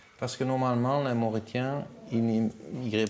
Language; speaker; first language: French; non-native, learner; Dutch